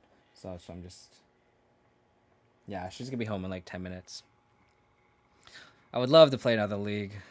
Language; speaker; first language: English; native; English